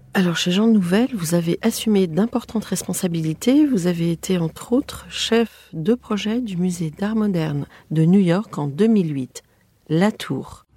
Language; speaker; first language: French; native; French